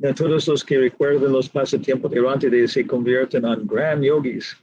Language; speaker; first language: Spanish; non-native, fluent; English